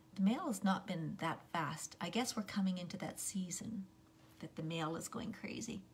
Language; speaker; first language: English; native; English